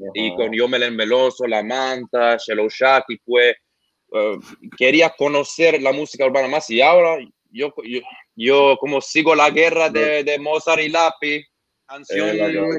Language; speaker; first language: Spanish; non-native, fluent; Arabic